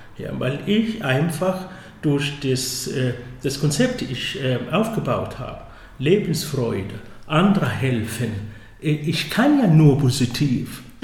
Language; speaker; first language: German; non-native, fluent; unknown